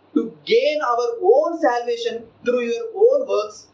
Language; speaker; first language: English; non-native, local second language; Telugu